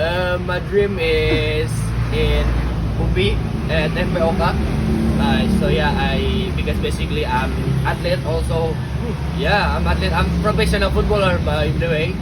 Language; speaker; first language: English; non-native, learner; Indonesian